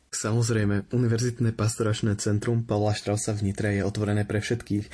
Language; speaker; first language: Slovak; native; Slovak